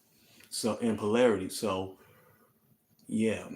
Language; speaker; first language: English; native; English